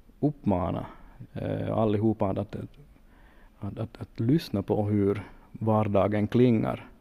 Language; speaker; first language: Swedish; native; Swedish